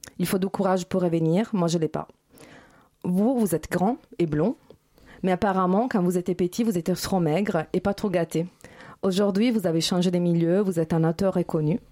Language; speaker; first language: French; non-native, fluent; Italian